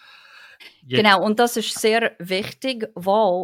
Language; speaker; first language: German; non-native, fluent; English